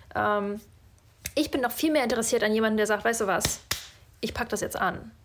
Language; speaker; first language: German; early bilingual, other home language; Russian